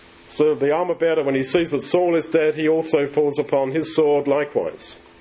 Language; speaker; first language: English; native; English